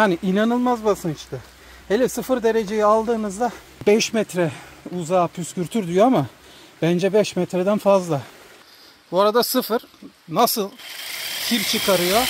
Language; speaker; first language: Turkish; native; Turkish